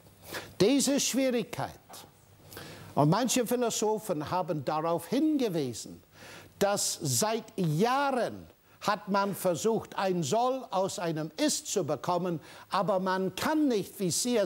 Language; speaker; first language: German; non-native, fluent; English